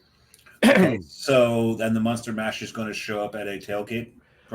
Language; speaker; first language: English; native; English